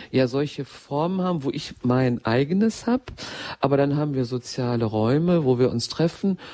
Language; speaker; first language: German; native; German